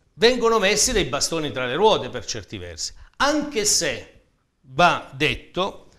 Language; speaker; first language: Italian; native; Italian